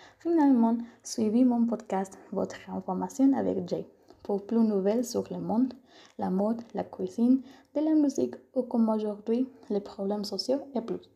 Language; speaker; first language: French; non-native, learner; Spanish